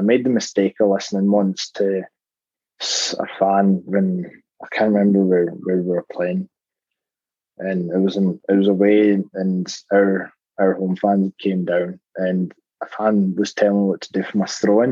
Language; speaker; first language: English; native; English